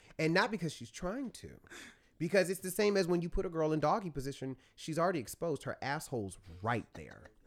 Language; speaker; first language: English; native; English